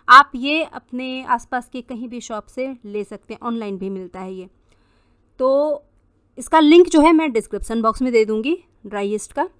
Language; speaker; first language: Hindi; native; Hindi